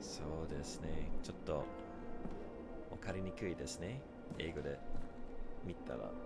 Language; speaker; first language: Japanese; non-native, learner; English